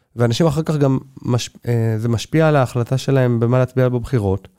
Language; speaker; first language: Hebrew; native; Hebrew